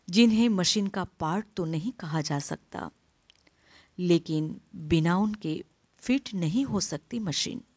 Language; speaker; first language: Hindi; non-native, local second language; Gujarati